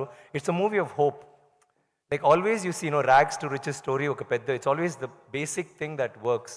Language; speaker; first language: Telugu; non-native, learner; Tamil